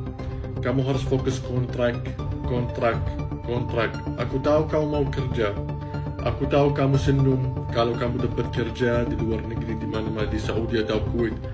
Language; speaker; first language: Indonesian; non-native, fluent; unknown